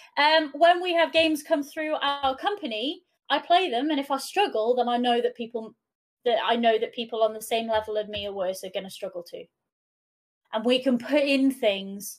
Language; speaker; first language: English; non-native, local second language; Welsh